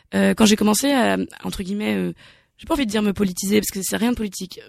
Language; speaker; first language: French; native; French